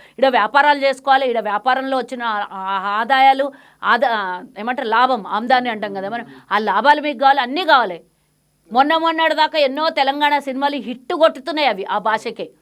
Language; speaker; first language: Telugu; native; Telugu